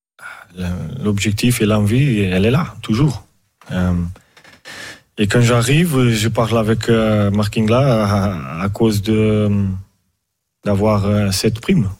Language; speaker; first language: French; non-native, fluent; Portuguese